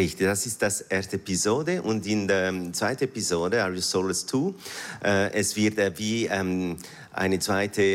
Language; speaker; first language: German; non-native, fluent; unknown